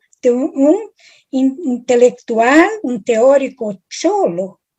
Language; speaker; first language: Spanish; non-native, fluent; Italian